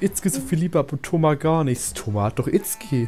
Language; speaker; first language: German; native; German